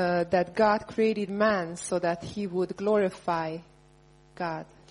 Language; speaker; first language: English; non-native, fluent; Hungarian